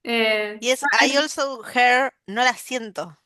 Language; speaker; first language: English; non-native, fluent; Spanish